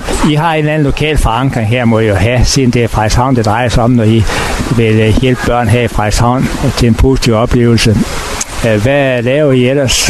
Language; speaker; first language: Danish; native; Danish